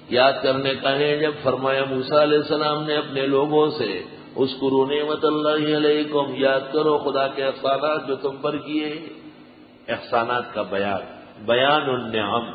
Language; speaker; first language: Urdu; non-native, local second language; Pashto